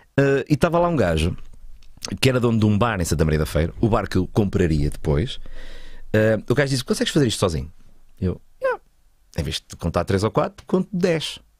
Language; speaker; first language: Portuguese; native; Portuguese